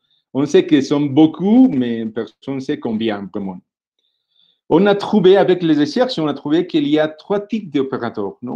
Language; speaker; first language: French; non-native, fluent; Spanish